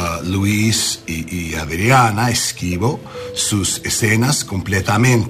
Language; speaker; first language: Spanish; non-native, learner; English